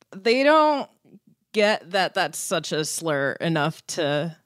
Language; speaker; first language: English; early bilingual, other home language; Persian